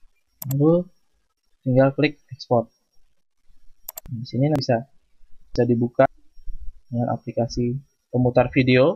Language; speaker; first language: Indonesian; native; Indonesian